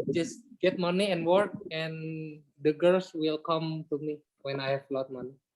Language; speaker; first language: English; non-native, learner; Indonesian